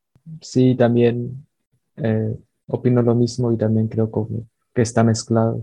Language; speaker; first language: Spanish; early bilingual, heritage; Spanish